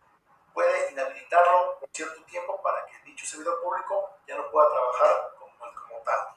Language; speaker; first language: Spanish; native; Spanish